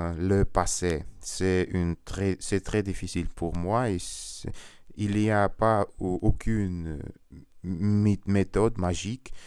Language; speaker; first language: French; non-native, learner; Russian